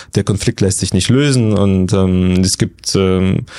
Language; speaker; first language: German; non-native, fluent; Russian